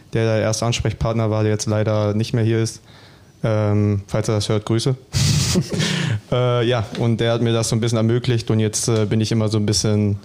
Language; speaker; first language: German; native; German